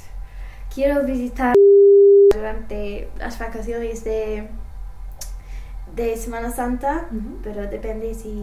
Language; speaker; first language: Spanish; non-native, learner; English